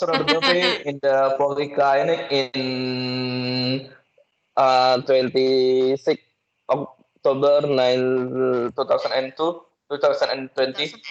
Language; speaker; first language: English; non-native, learner; Indonesian